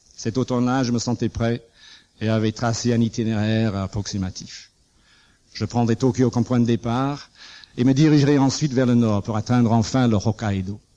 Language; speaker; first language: French; non-native, fluent; English